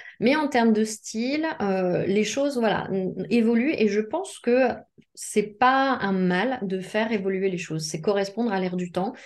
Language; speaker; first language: French; native; French